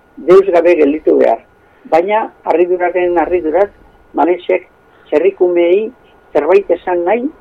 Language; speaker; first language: Basque; non-native, local second language; Spanish